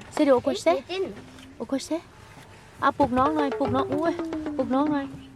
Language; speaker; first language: Thai; native; Thai